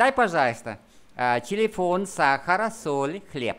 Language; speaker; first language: Russian; non-native, fluent; Vietnamese